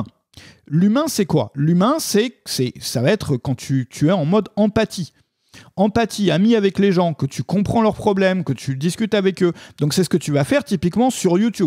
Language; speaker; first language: French; native; French